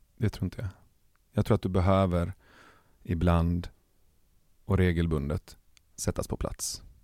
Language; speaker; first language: Swedish; early bilingual, other home language; Persian